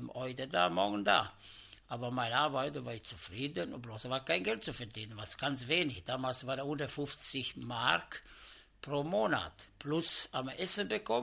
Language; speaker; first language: German; non-native, learner; Italian